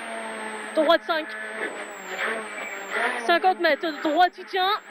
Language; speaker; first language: French; native; French